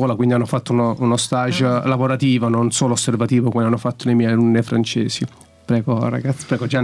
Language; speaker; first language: Italian; native; Italian